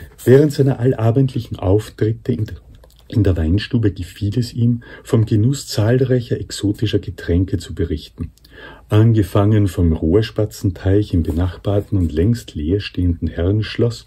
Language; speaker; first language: German; native; German